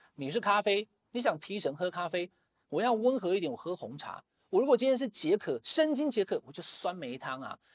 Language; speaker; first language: Chinese; native; Chinese